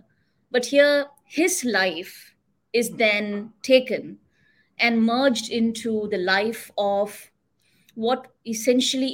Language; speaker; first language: English; non-native, local second language; Tamil